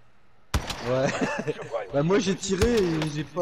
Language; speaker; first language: French; native; French